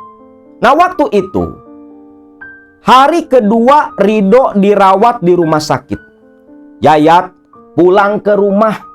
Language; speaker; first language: Indonesian; non-native, local second language; Sundanese